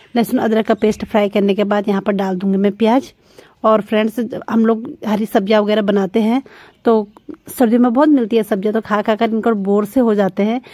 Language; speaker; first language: Hindi; native; Hindi